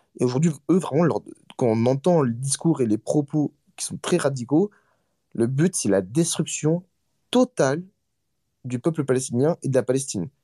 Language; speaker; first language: French; native; French